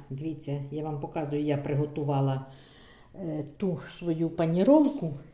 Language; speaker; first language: Ukrainian; non-native, local second language; Russian